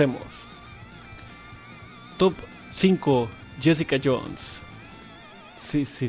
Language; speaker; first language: Spanish; native; Spanish